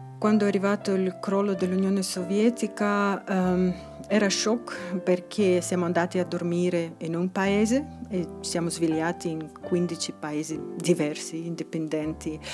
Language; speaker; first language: Italian; non-native, fluent; Russian